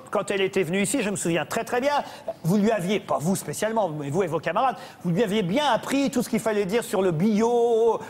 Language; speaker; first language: French; native; French